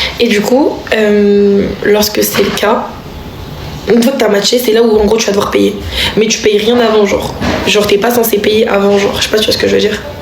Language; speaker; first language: French; native; French